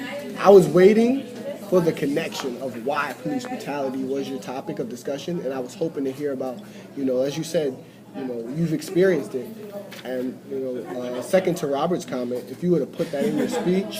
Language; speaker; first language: English; native; English